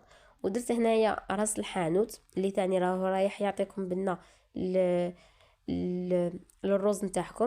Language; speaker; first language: Arabic; native; Arabic